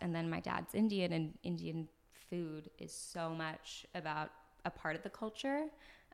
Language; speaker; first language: English; early bilingual, other home language; French